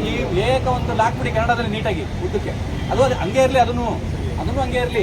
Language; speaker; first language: Kannada; native; Kannada